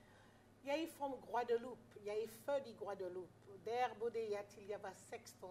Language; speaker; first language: Swedish; non-native, fluent; French